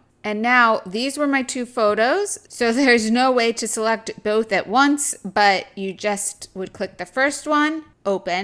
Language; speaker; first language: English; native; English